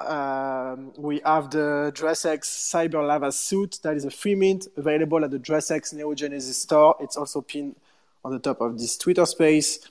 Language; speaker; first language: English; non-native, fluent; French